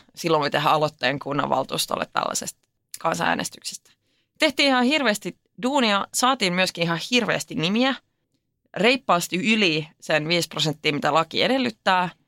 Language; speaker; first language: Finnish; non-native, local second language; Swedish